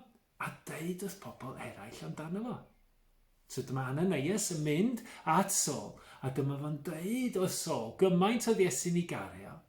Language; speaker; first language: Welsh; native; Welsh